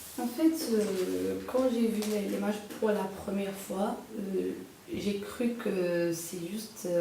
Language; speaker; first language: French; non-native, local second language; Arabic